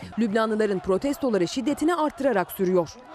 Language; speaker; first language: Turkish; native; Turkish